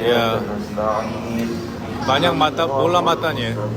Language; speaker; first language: Indonesian; non-native, fluent; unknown